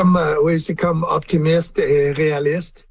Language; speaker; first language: French; non-native, learner; English